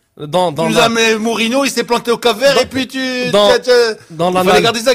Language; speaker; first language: French; non-native, local second language; Arabic